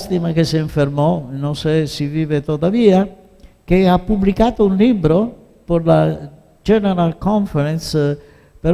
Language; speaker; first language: Spanish; non-native, fluent; Italian